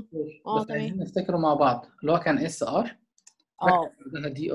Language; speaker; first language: Arabic; native; Arabic